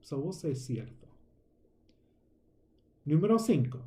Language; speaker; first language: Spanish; non-native, fluent; English